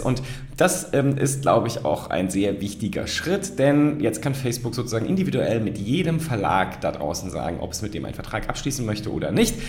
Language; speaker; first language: German; native; German